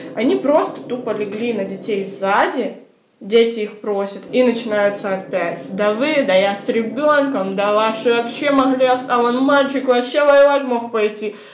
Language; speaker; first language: Russian; native; Russian